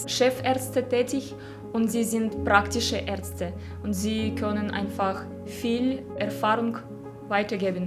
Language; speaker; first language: German; non-native, fluent; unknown